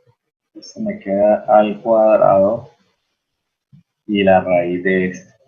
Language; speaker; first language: Spanish; native; Spanish